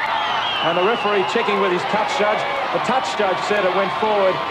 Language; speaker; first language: English; native; English